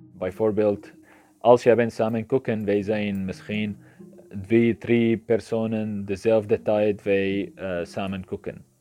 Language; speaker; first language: Dutch; non-native, learner; Arabic